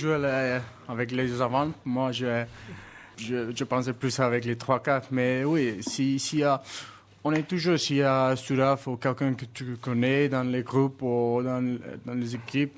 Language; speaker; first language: French; non-native, learner; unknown